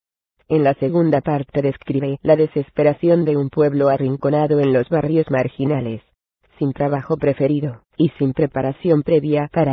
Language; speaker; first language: Spanish; native; Spanish